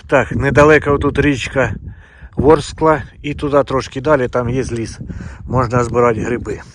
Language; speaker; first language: Ukrainian; non-native, local second language; Russian